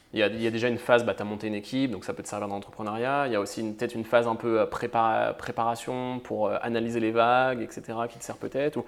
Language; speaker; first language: French; native; French